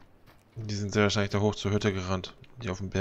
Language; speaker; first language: German; native; German